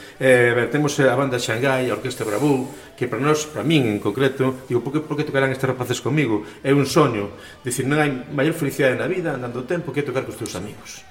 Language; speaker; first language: Galician; native; Galician